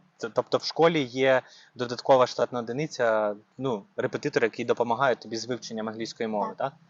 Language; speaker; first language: Ukrainian; native; Ukrainian